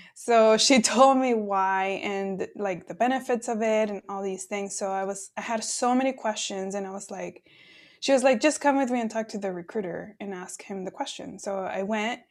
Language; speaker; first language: English; early bilingual, other home language; Spanish